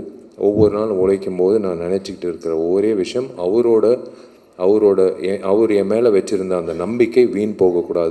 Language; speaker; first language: Tamil; native; Tamil